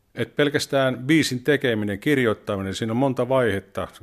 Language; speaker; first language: Finnish; native; Finnish